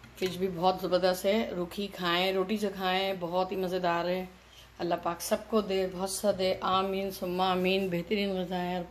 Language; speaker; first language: Urdu; native; Urdu